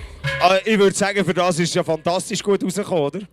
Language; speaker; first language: German; native; German